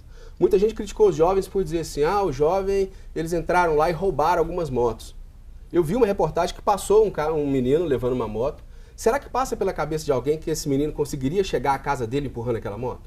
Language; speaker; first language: Portuguese; native; Portuguese